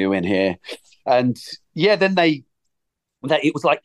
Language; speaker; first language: English; native; English